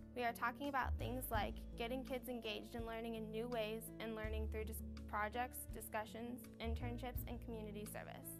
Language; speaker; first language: English; native; English